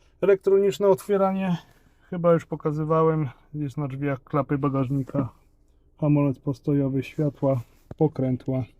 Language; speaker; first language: Polish; native; Polish